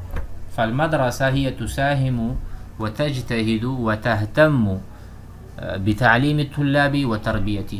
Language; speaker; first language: Arabic; non-native, fluent; Urdu